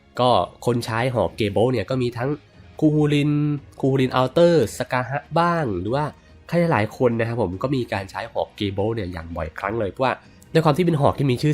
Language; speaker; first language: Thai; native; Thai